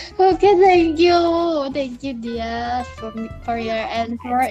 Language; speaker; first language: English; non-native, learner; Indonesian